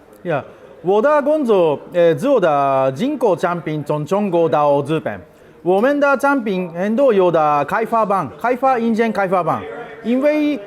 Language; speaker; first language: Chinese; non-native, learner; Japanese